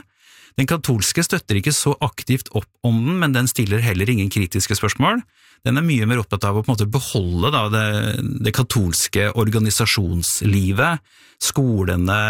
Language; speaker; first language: Norwegian; native; Norwegian